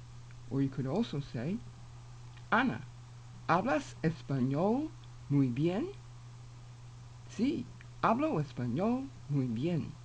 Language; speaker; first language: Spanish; non-native, fluent; English